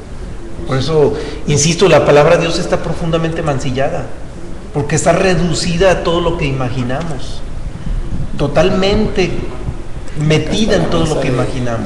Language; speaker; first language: Spanish; native; Spanish